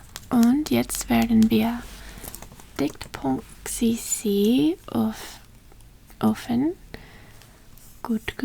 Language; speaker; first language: German; non-native, learner; English